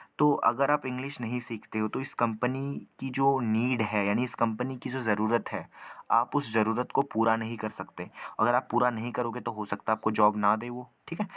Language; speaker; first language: Hindi; native; Hindi